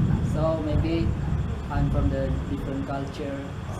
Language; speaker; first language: English; non-native, learner; Malay